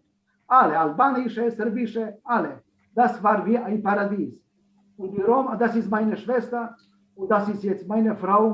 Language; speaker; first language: German; non-native, learner; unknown